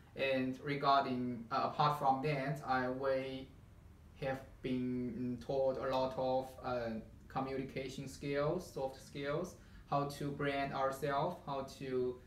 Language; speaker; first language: English; non-native, fluent; Chinese